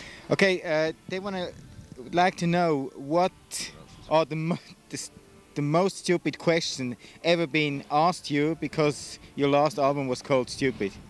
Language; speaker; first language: English; non-native, fluent; French